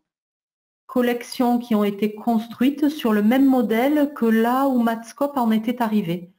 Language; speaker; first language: French; native; French